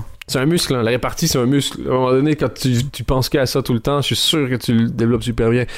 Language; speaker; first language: French; native; French